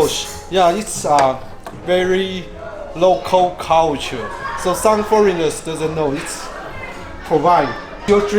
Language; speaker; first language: English; non-native, fluent; Chinese